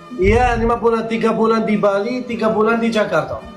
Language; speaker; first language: Indonesian; non-native, learner; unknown